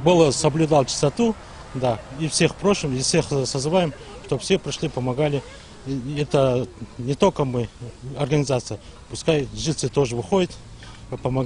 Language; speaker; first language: Russian; non-native, local second language; Kazakh